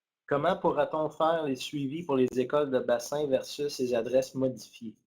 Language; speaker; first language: French; native; French